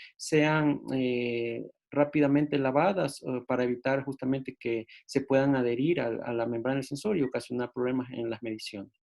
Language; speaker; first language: Spanish; native; Spanish